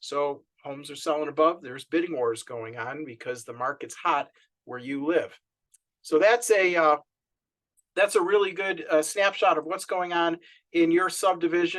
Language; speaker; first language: English; native; English